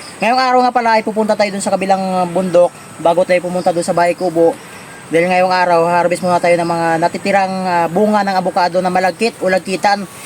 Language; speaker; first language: Filipino; non-native, local second language; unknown